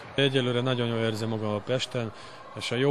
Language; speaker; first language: Hungarian; non-native, fluent; Serbian